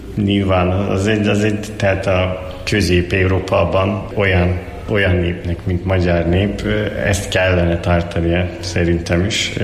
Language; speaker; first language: Hungarian; non-native, fluent; Turkish